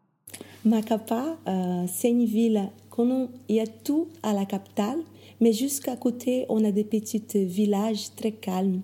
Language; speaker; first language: French; non-native, fluent; Portuguese